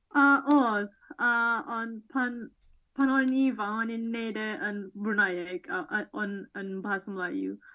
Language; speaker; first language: Welsh; non-native, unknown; Malay